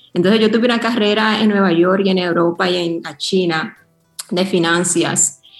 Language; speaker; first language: Spanish; early bilingual, heritage; Spanish